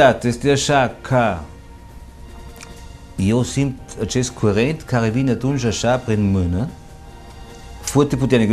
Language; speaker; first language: Romanian; non-native, fluent; German